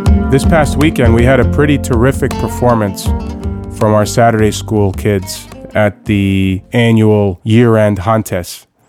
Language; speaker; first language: English; native; English